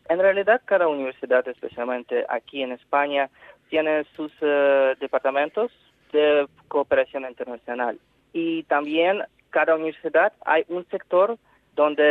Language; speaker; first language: Spanish; non-native, fluent; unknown